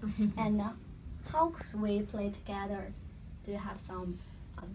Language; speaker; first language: English; non-native, learner; Chinese